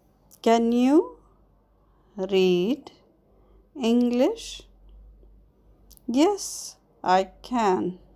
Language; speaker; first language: English; non-native, fluent; Arabic